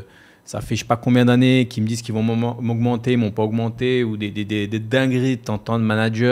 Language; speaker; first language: French; native; French